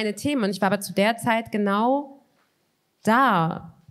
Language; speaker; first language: German; native; German